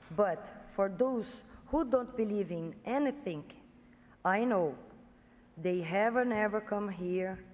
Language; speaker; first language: English; non-native, fluent; Portuguese